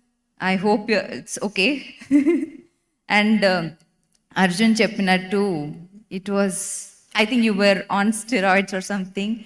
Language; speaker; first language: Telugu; non-native, learner; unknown